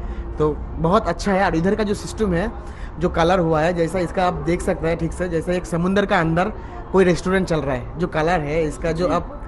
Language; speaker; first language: Hindi; non-native, local second language; Bangla